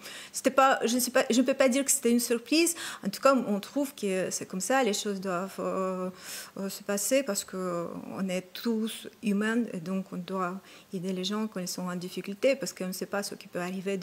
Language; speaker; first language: French; non-native, fluent; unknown